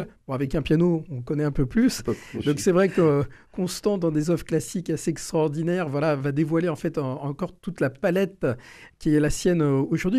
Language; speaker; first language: French; native; French